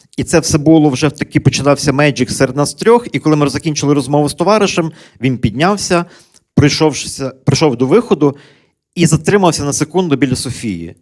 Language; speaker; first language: Ukrainian; native; Ukrainian